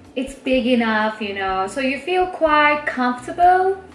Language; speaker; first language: English; non-native, fluent; Turkish